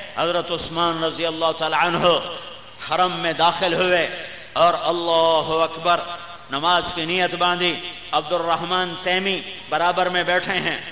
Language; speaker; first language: Urdu; non-native, local second language; Punjabi